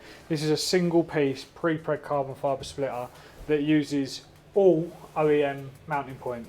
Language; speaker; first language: English; native; English